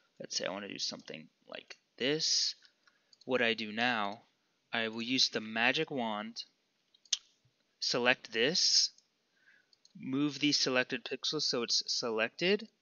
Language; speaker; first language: English; native; English